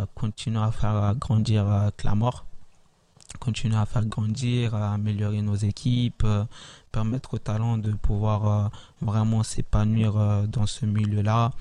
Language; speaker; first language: French; early bilingual, other home language; Italian